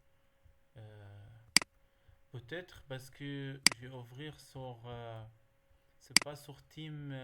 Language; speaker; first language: French; non-native, learner; Arabic